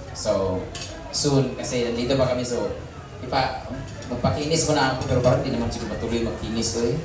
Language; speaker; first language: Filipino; non-native, local second language; Cebuano